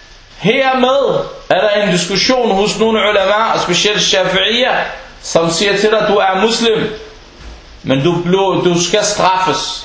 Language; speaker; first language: Danish; non-native, local second language; Arabic